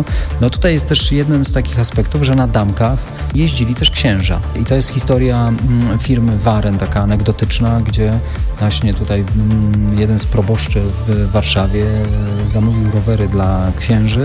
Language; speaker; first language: Polish; native; Polish